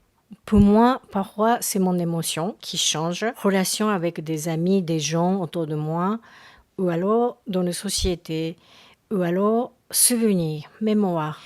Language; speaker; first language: French; non-native, learner; Japanese